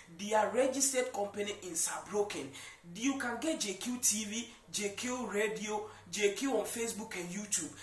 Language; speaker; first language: Nigerian Pidgin; non-native, fluent; Akan